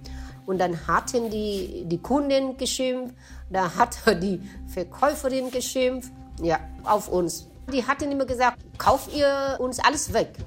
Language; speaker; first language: German; non-native, fluent; Vietnamese